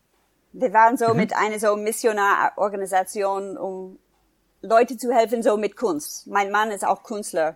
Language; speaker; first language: German; non-native, fluent; English